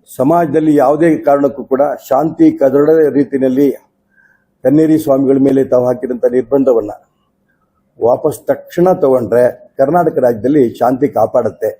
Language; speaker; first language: Kannada; native; Kannada